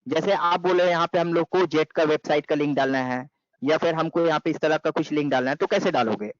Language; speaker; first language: Hindi; non-native, local second language; Bangla